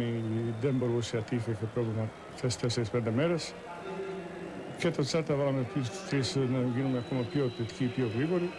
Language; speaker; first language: Greek; non-native, fluent; Bosnian